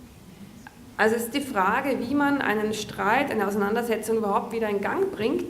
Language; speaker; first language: German; native; German